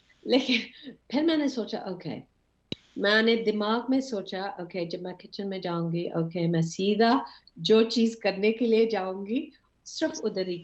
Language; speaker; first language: Hindi; early bilingual, heritage; English